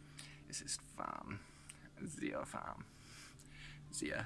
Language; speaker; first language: German; non-native, learner; English